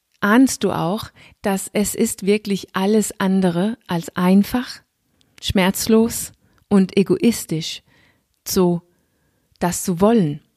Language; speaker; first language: German; non-native, fluent; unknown